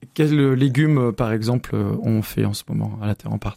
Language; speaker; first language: French; native; French